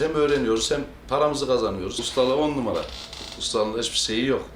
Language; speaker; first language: Turkish; native; Turkish